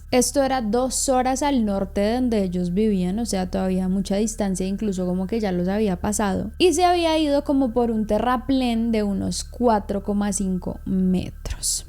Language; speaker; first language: Spanish; native; Spanish